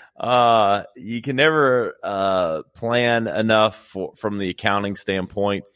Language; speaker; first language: English; native; English